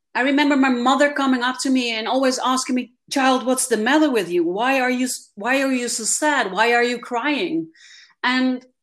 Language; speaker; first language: English; non-native, fluent; Dutch